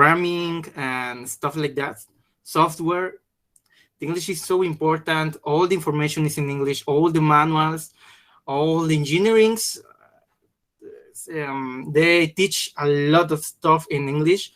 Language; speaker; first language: English; non-native, learner; Spanish